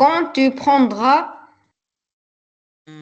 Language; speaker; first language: French; non-native, learner; Arabic